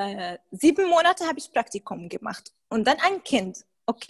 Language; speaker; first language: German; non-native, fluent; Arabic